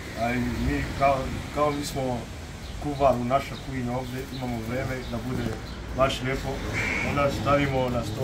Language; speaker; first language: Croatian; non-native, learner; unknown